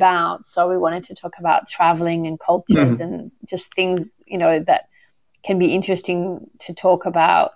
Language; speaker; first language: English; native; English